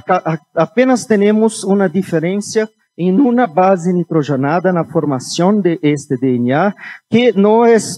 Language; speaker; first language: Spanish; non-native, fluent; Portuguese